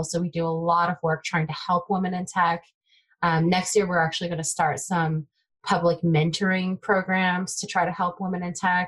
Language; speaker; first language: English; early bilingual, other home language; Min Nan Chinese